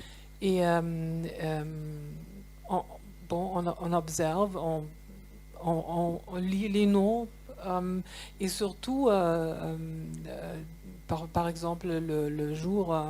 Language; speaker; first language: French; non-native, fluent; German